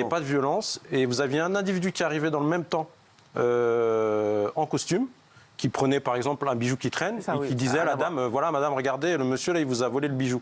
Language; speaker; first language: French; native; French